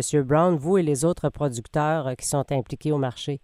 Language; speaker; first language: French; native; French